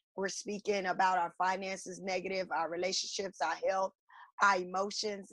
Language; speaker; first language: English; native; English